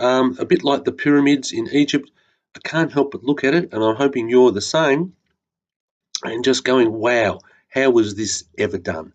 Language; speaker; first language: English; native; English